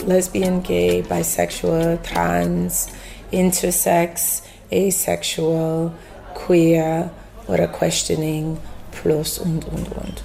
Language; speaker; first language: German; non-native, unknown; English